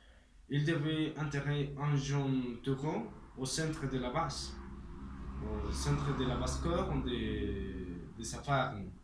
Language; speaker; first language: French; non-native, learner; Spanish